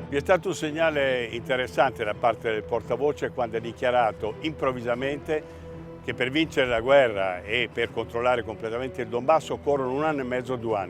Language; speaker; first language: Italian; native; Italian